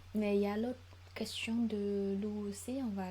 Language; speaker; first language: French; non-native, learner; Khmer